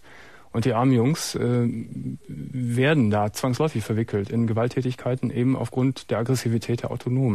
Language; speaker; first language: German; native; German